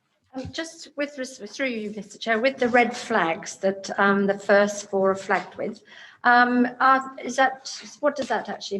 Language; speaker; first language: English; native; English